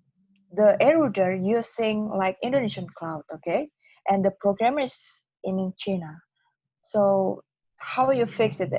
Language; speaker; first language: English; non-native, fluent; Indonesian